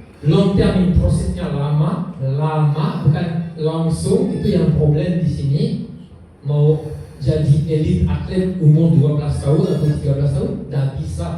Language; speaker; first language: Indonesian; non-native, learner; French